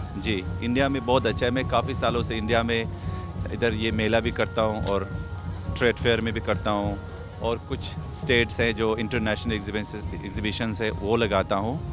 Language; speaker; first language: Hindi; non-native, fluent; Persian